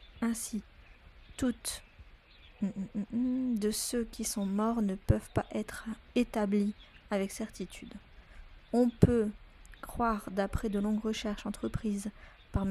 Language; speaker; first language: French; native; French